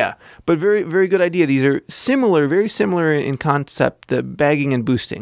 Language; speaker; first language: English; native; English